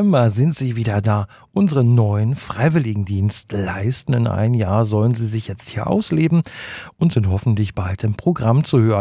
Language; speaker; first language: German; native; German